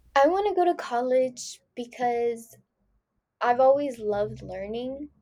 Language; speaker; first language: English; early bilingual, other home language; Spanish